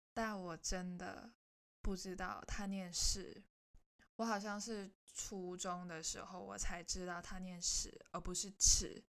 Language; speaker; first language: Chinese; non-native, local second language; Cantonese